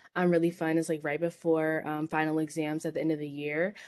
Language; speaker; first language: English; native; English